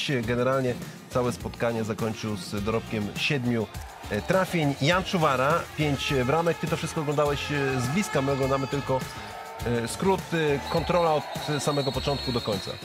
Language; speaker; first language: Polish; native; Polish